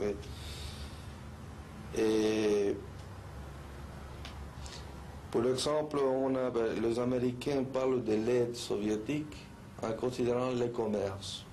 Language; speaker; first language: French; non-native, fluent; Spanish